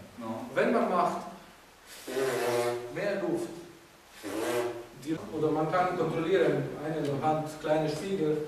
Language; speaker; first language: German; non-native, learner; Czech